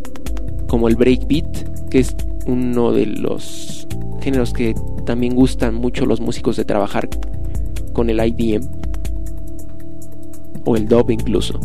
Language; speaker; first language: Spanish; native; Spanish